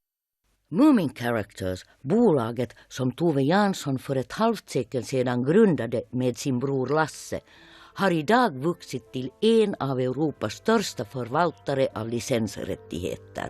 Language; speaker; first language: Swedish; native; Swedish